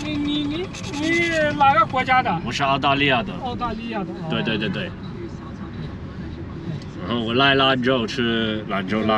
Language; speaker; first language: Chinese; non-native, fluent; English